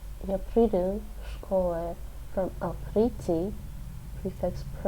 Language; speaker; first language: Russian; non-native, learner; English